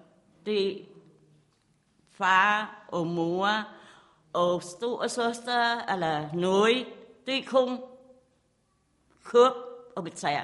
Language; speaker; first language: Danish; non-native, learner; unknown